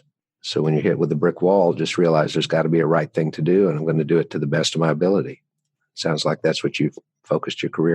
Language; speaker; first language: English; native; English